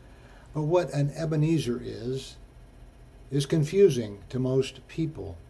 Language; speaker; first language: English; native; English